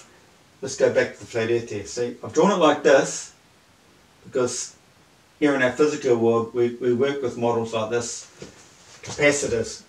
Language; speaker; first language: English; native; English